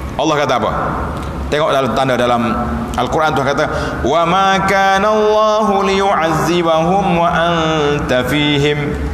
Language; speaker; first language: Malay; native; Malay